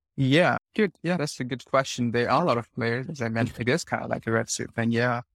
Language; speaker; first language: English; non-native, local second language; Hindi